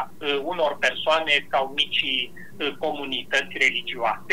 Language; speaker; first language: Romanian; native; Romanian